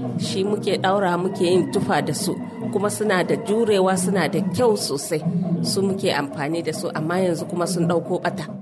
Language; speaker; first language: Hausa; non-native, local second language; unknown